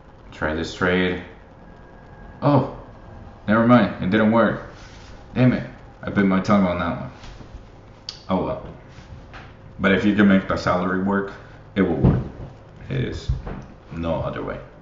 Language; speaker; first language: English; non-native, fluent; Spanish